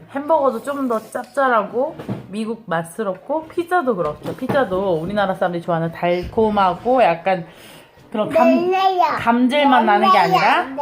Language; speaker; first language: Korean; native; Korean